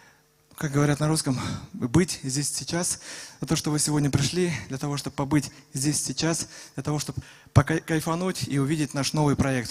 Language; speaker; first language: Russian; non-native, local second language; Bashkir